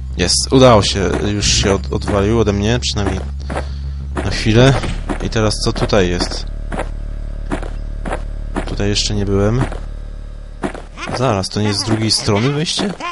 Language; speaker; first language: Polish; native; Polish